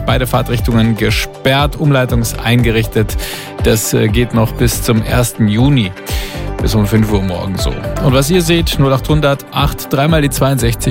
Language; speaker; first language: German; native; German